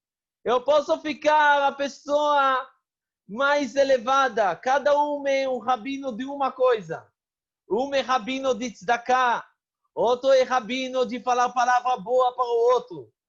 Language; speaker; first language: Portuguese; non-native, fluent; Hebrew